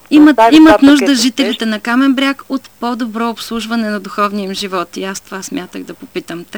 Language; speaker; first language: Bulgarian; native; Bulgarian